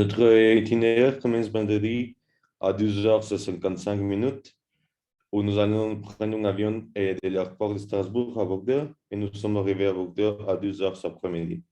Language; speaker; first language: French; non-native, learner; Spanish